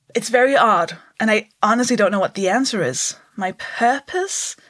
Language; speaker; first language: English; non-native, fluent; Danish